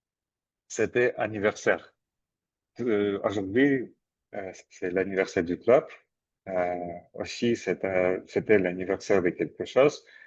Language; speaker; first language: French; non-native, learner; Armenian